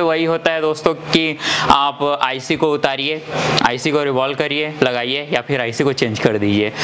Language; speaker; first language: Hindi; native; Hindi